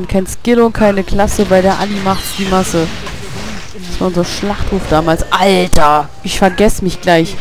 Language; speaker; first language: German; native; German